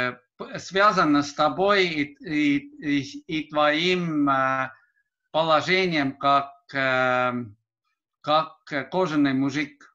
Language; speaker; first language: Russian; non-native, learner; Estonian